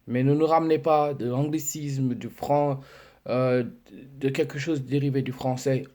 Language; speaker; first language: French; non-native, local second language; Wolof